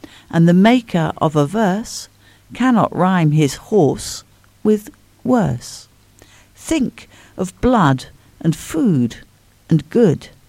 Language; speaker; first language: English; native; English